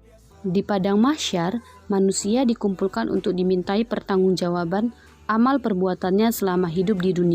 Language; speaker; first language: Indonesian; native; Indonesian